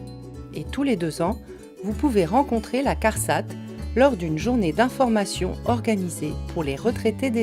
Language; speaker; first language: French; native; French